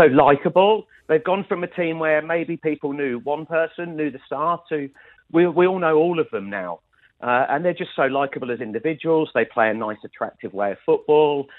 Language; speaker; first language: English; native; English